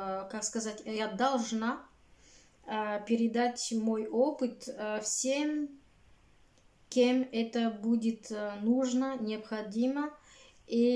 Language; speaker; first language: Russian; non-native, learner; Bulgarian